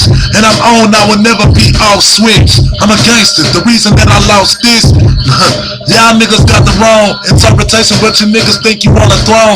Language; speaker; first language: English; native; English